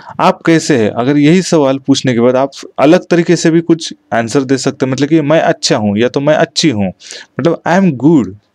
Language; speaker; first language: Hindi; non-native, local second language; Marathi